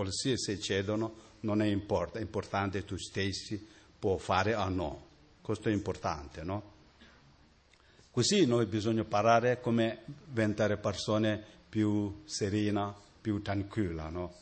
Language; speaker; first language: Italian; non-native, learner; Tibetan